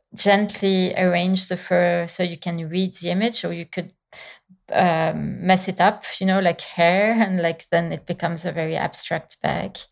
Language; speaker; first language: English; non-native, fluent; French